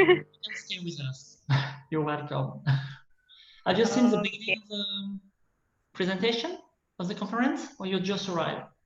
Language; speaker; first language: English; non-native, learner; French